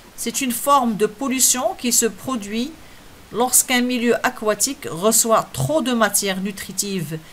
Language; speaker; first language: French; non-native, local second language; Arabic